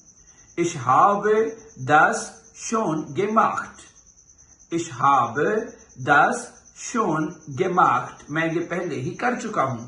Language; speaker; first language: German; non-native, fluent; Urdu